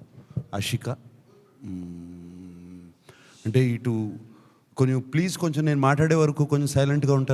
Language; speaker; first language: Telugu; native; Telugu